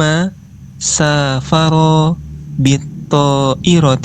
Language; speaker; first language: Arabic; non-native, learner; Indonesian